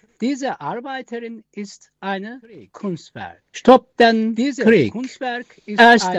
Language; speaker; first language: German; non-native, learner; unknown